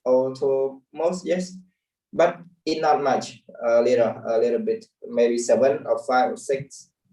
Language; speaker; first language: English; non-native, learner; Khmer